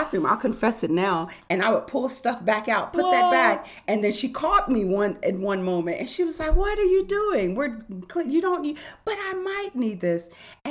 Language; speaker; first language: English; native; English